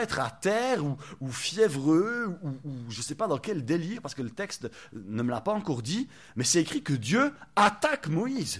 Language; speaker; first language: French; native; French